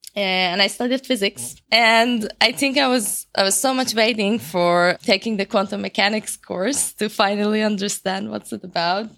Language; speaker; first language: English; non-native, fluent; Persian